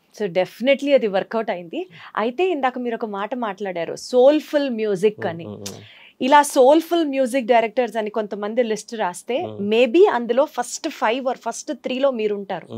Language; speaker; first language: Telugu; native; Telugu